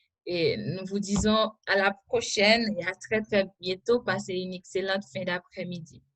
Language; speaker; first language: French; non-native, local second language; Haitian Creole